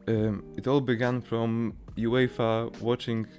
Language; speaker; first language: English; non-native, fluent; Polish